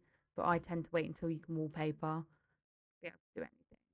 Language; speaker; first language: English; native; English